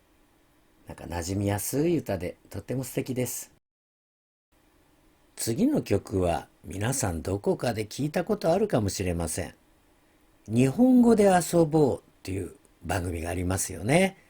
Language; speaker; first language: Japanese; native; Japanese